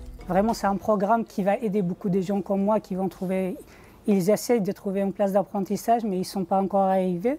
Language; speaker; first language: French; non-native, fluent; Kurdish